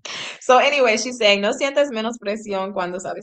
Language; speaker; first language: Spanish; non-native, learner; English